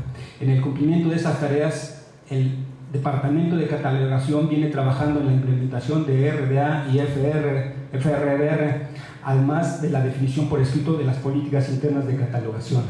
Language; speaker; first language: Spanish; native; Spanish